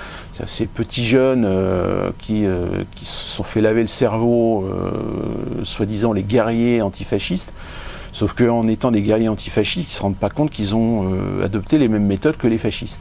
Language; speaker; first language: French; native; French